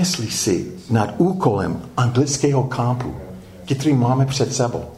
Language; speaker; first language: Czech; non-native, fluent; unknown